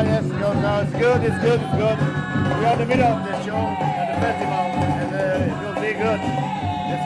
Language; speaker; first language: English; non-native, learner; Portuguese